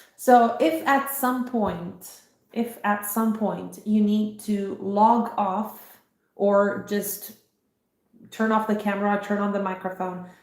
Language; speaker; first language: English; non-native, fluent; Italian